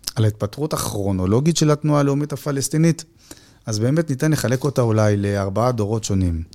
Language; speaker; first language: Hebrew; native; Hebrew